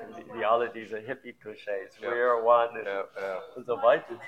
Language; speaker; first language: German; non-native, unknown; English